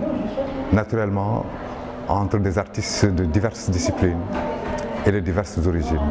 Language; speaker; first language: French; non-native, local second language; Wolof